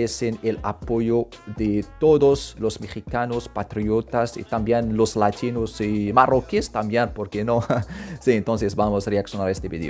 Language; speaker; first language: Spanish; non-native, fluent; Arabic